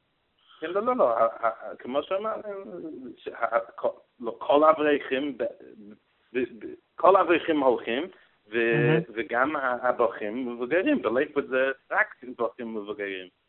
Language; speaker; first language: Hebrew; non-native, learner; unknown